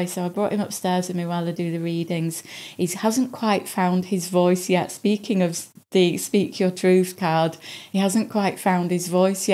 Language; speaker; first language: English; native; English